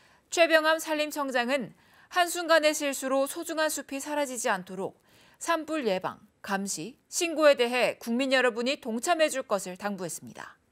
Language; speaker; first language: Korean; native; Korean